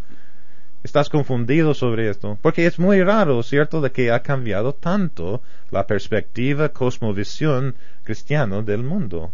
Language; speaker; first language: Spanish; non-native, fluent; English